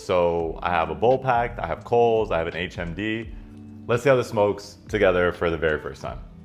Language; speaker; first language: English; native; English